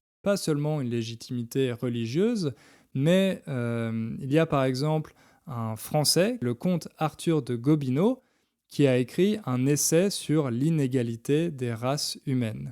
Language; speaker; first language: French; native; French